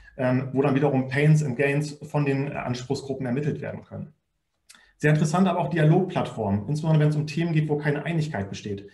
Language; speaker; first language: German; native; German